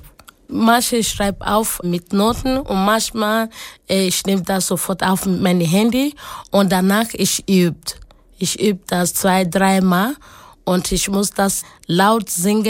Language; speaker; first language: German; non-native, learner; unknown